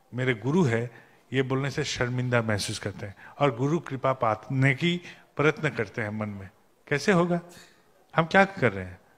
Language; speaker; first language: Hindi; non-native, local second language; Bangla